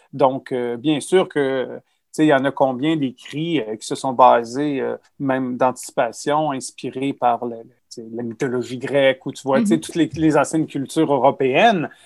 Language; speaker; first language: French; native; French